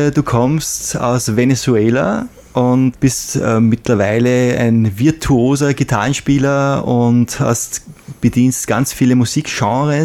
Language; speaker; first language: German; native; German